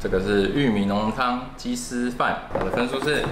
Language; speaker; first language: Chinese; native; Chinese